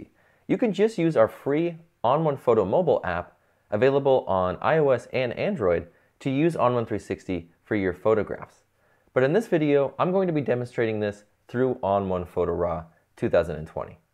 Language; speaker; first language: English; native; English